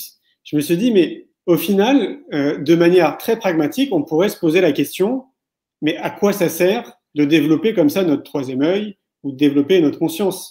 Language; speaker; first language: French; native; French